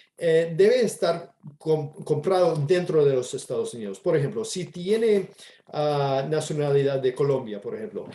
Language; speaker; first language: Spanish; non-native, fluent; English